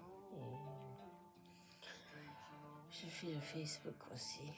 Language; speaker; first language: French; non-native, fluent; Japanese